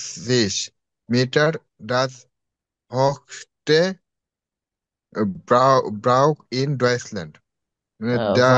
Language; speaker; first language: German; non-native, learner; Bangla